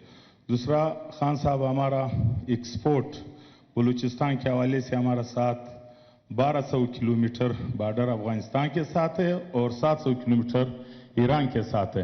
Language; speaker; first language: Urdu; non-native, local second language; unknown